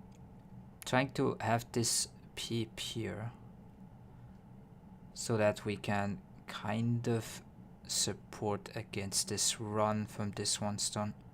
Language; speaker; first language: English; non-native, fluent; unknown